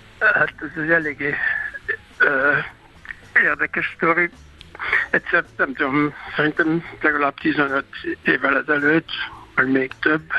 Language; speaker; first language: Hungarian; non-native, fluent; German